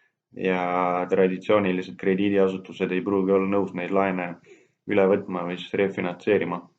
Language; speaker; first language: Estonian; native; Estonian